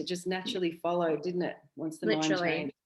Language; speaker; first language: English; native; English